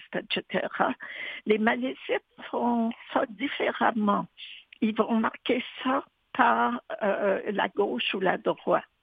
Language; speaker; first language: French; native; French